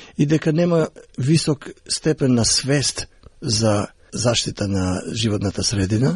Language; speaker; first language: Macedonian; early bilingual, heritage; Macedonian